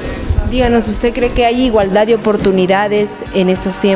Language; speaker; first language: Spanish; native; Spanish